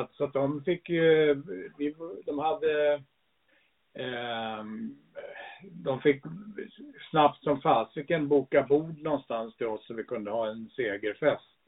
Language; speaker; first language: Swedish; early bilingual, other home language; English